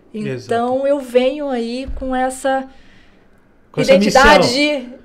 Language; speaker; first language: Portuguese; native; Portuguese